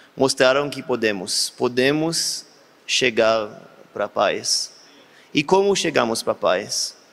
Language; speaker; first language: Portuguese; non-native, fluent; Hebrew